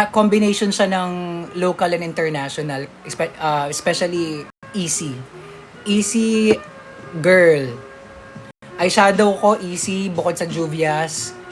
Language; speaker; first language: Filipino; native; Filipino